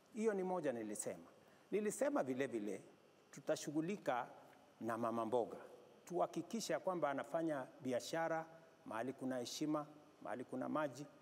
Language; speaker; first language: Swahili; non-native, local second language; Kalenjin